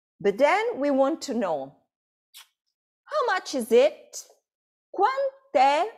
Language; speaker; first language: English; non-native, fluent; Italian